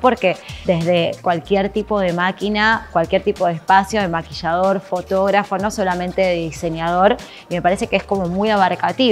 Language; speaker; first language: Spanish; native; Spanish